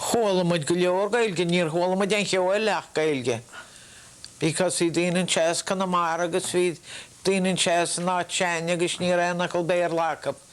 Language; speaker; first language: Irish; native; Irish